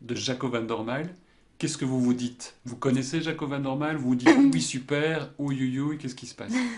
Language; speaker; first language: French; native; French